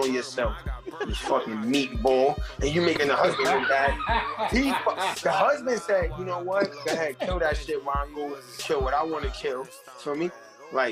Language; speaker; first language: English; native; English